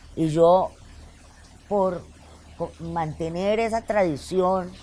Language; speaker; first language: Spanish; native; Spanish